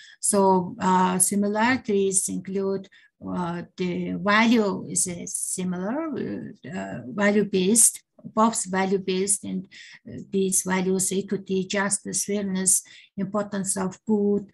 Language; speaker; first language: English; non-native, learner; Mongolian